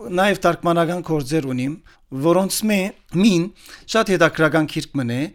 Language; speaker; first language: Armenian; early bilingual, heritage; Armenian